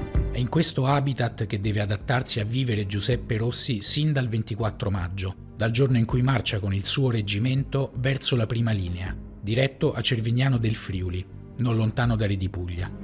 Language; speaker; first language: Italian; native; Italian